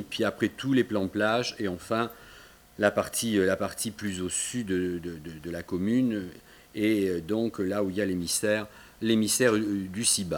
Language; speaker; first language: French; native; French